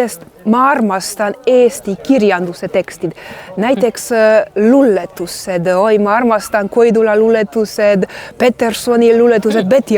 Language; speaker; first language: Estonian; non-native, learner; Croatian